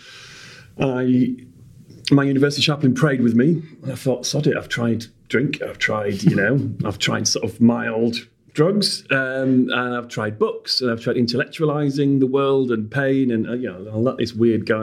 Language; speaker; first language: English; native; English